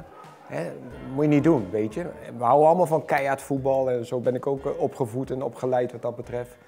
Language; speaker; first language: Dutch; native; Dutch